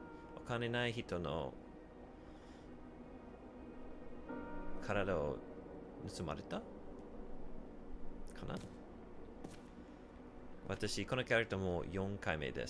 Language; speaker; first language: Japanese; non-native, learner; English